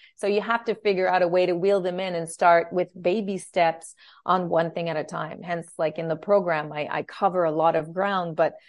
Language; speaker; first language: English; native; English